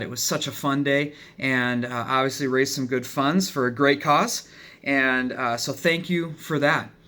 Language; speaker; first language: English; native; English